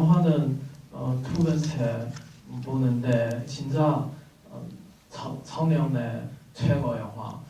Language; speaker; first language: Korean; non-native, learner; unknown